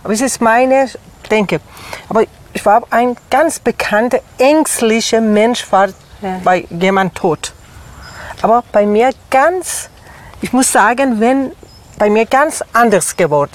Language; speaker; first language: German; non-native, learner; Persian